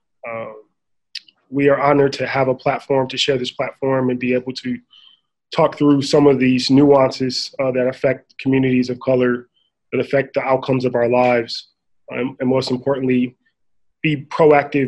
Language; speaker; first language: English; native; English